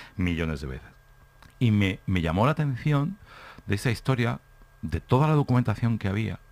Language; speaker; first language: Spanish; native; Spanish